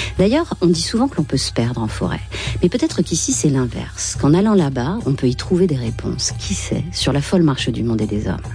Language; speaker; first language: French; native; French